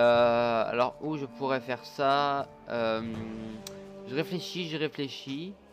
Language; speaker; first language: French; native; French